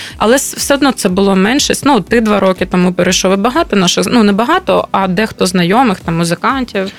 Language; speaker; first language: Ukrainian; native; Ukrainian